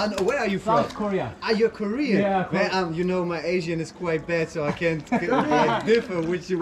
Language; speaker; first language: English; non-native, fluent; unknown